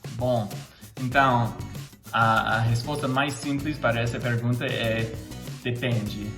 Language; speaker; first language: Portuguese; non-native, fluent; English